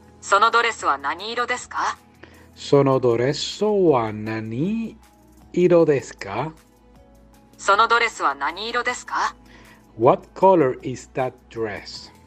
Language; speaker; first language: Japanese; non-native, learner; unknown